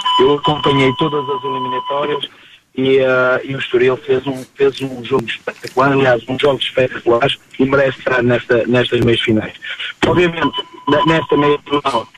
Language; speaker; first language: Portuguese; native; Portuguese